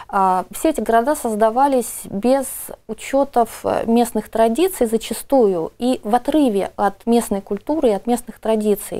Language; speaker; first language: Russian; native; Russian